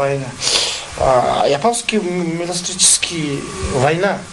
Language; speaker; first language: Russian; non-native, learner; Mongolian